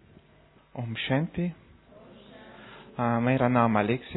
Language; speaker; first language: Hindi; non-native, learner; Russian